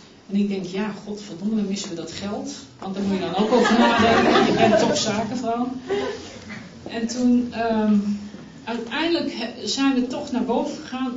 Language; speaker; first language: Dutch; native; Dutch